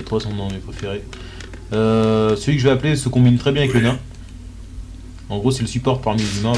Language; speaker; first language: French; native; French